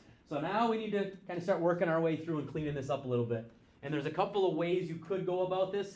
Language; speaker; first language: English; native; English